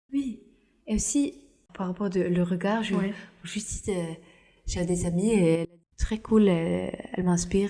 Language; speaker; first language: French; non-native, fluent; Norwegian